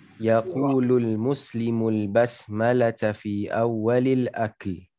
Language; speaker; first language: Arabic; non-native, fluent; Malay